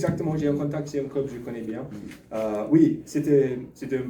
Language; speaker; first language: French; non-native, learner; English